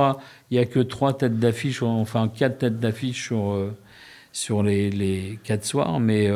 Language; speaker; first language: French; native; French